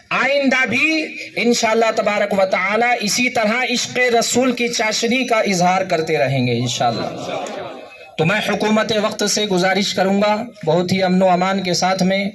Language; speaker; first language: Urdu; native; Urdu